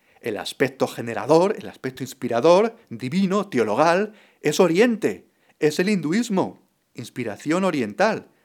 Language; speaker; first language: Spanish; native; Spanish